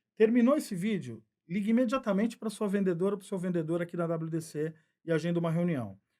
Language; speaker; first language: Portuguese; native; Portuguese